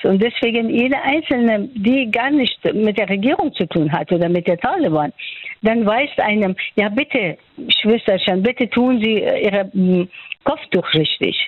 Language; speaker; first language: German; non-native, fluent; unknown